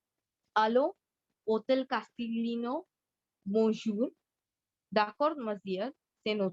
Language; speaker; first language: French; non-native, learner; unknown